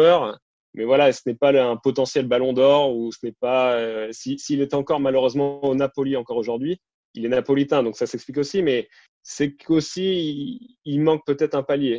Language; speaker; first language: French; native; French